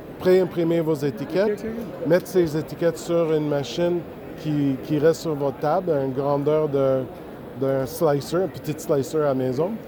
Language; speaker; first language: French; non-native, local second language; English